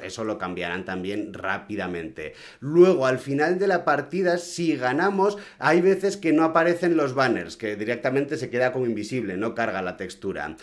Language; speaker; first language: Spanish; native; Spanish